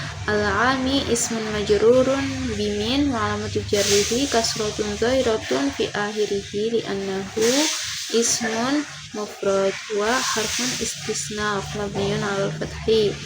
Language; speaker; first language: Arabic; non-native, learner; Indonesian